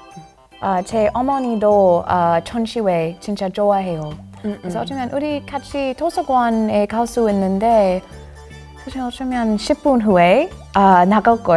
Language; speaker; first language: Korean; non-native, learner; English